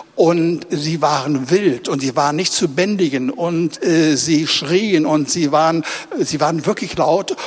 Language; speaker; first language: German; native; German